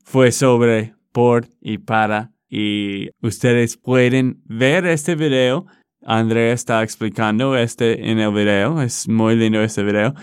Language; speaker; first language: Spanish; non-native, fluent; English